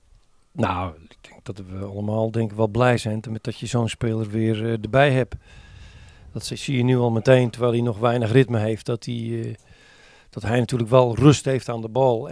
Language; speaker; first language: Dutch; native; Dutch